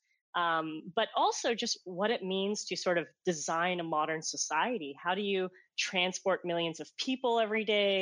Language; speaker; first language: English; non-native, local second language; Cantonese